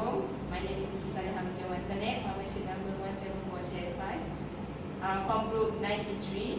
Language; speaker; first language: English; non-native, local second language; Malay